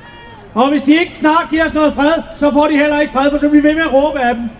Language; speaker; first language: Danish; native; Danish